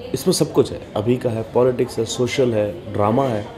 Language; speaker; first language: Hindi; native; Hindi